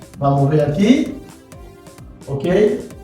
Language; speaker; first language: Portuguese; non-native, fluent; Haitian Creole